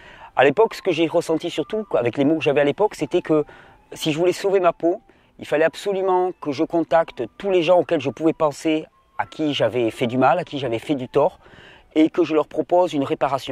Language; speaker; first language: French; native; French